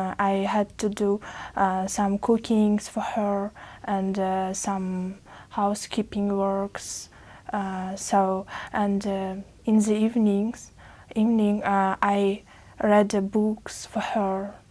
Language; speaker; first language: English; non-native, fluent; Uzbek